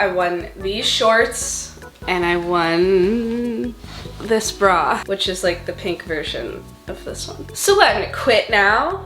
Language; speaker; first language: English; native; English